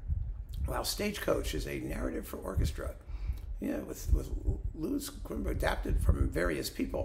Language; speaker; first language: English; native; English